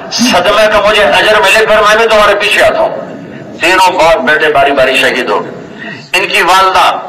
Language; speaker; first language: Urdu; non-native, local second language; Punjabi